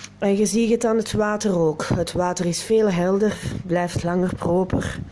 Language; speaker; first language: Dutch; non-native, local second language; French